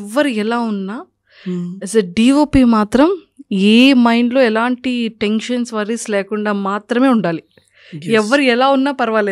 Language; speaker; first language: Telugu; native; Telugu